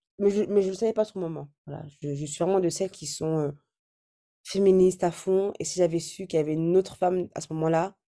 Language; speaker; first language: French; early bilingual, other home language; Arabic